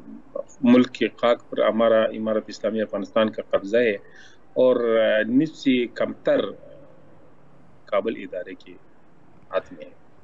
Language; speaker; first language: Hindi; non-native, learner; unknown